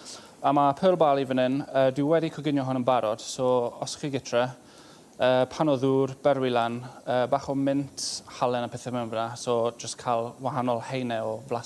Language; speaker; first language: Welsh; native; Welsh